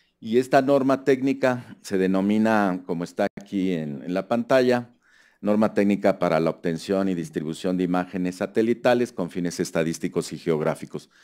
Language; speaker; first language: Spanish; native; Spanish